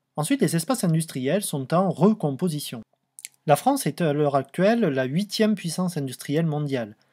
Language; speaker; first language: French; native; French